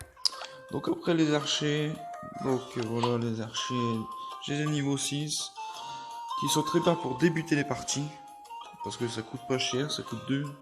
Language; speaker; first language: French; native; French